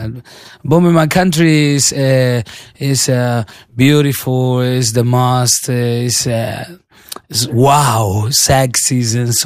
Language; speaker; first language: English; non-native, learner; Spanish